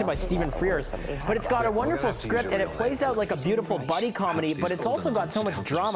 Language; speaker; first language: English; native; English